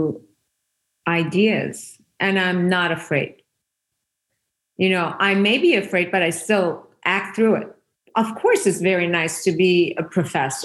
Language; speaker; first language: English; non-native, fluent; Persian